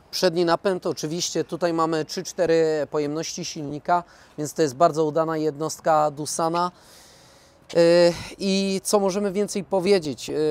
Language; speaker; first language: Polish; native; Polish